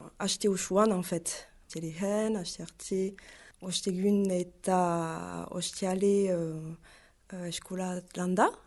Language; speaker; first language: Basque; native; Basque